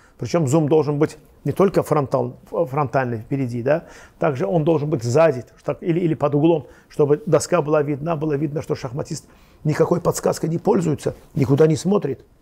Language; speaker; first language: Russian; non-native, local second language; Azerbaijani